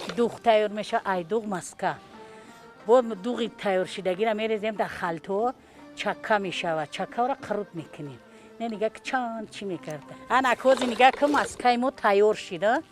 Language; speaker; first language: Tajik; native; Tajik